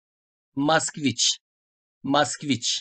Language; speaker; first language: Russian; non-native, fluent; Turkish